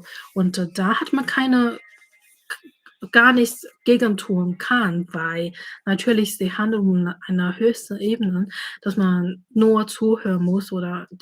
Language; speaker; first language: German; non-native, fluent; Chinese